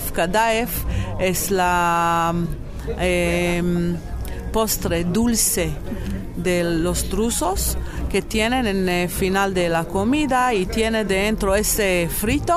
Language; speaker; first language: Spanish; non-native, learner; Hebrew